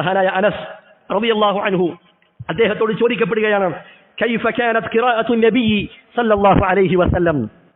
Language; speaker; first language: Malayalam; native; Malayalam